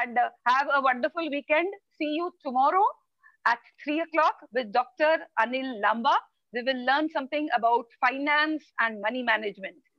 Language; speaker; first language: English; non-native, local second language; Marathi